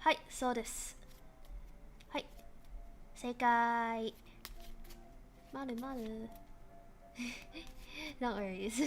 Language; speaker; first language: Japanese; non-native, learner; English